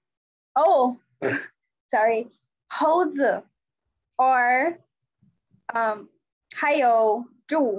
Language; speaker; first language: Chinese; non-native, learner; English